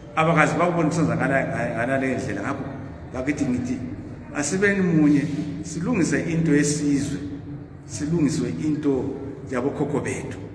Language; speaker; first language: Zulu; native; Zulu